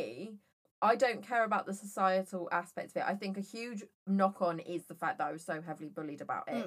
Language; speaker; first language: English; native; English